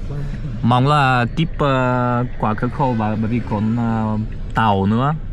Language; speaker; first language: Vietnamese; non-native, fluent; Russian